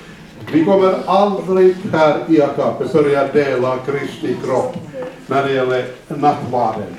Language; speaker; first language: Swedish; non-native, fluent; Finnish